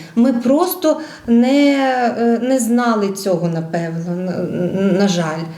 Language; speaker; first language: Ukrainian; non-native, local second language; Bulgarian